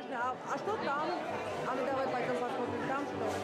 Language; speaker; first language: Russian; native; Russian